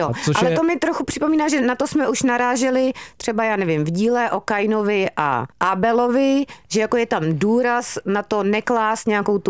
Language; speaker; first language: Czech; native; Czech